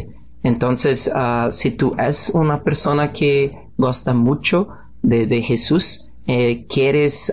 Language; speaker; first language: Spanish; non-native, learner; Portuguese